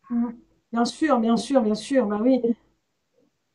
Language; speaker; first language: French; native; French